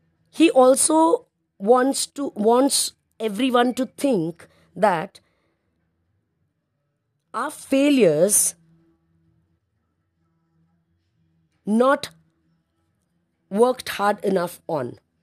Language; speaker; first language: English; non-native, local second language; Marathi